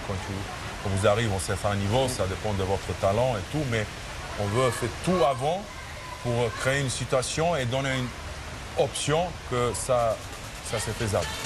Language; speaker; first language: French; non-native, fluent; Serbian